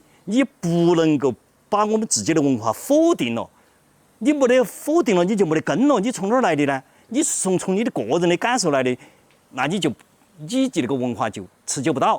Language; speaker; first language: Chinese; native; Chinese